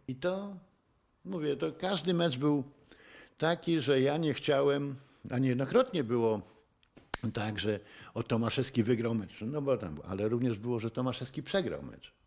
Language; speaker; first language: Polish; native; Polish